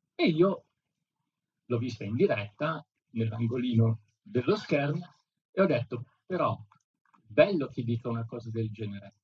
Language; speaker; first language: Italian; native; Italian